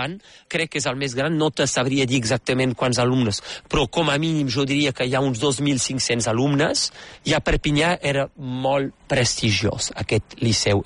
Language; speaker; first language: Catalan; native; Catalan